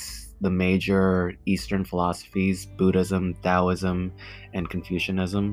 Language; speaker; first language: English; native; English